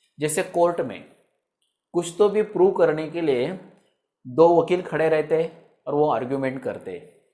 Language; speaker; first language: Hindi; non-native, local second language; Marathi